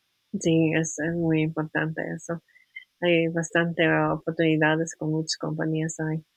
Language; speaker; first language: Spanish; early bilingual, heritage; Spanish